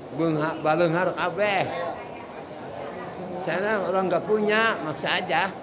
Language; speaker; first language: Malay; non-native, local second language; Sundanese